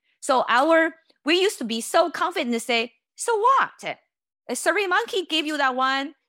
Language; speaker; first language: English; non-native, fluent; Chinese